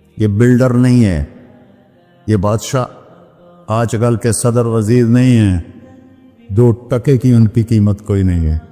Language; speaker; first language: Urdu; non-native, local second language; Punjabi